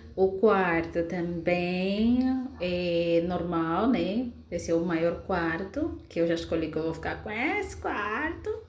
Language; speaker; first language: Portuguese; native; Portuguese